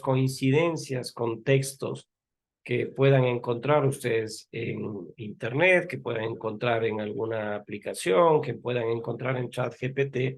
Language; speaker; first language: Spanish; native; Spanish